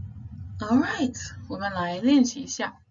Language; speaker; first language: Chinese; non-native, fluent; English